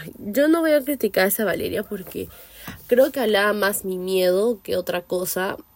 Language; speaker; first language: Spanish; native; Spanish